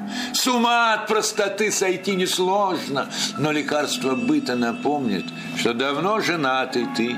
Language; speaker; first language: Russian; native; Russian